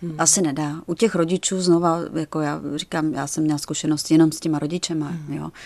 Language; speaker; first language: Czech; native; Czech